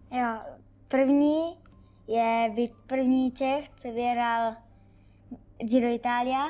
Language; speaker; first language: Czech; early bilingual, heritage; Czech